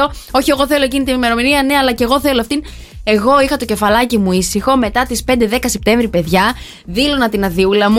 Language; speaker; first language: Greek; native; Greek